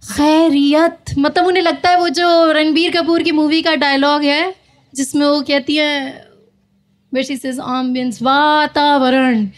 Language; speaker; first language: Hindi; native; Hindi